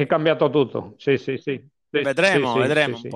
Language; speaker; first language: Italian; non-native, fluent; Spanish